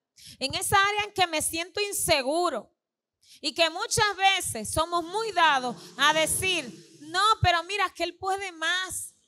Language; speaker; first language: Spanish; native; Spanish